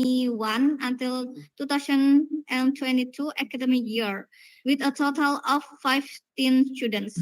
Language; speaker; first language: English; non-native, learner; Indonesian